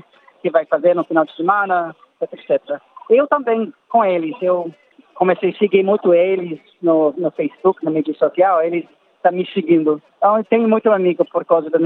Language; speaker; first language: Portuguese; non-native, fluent; English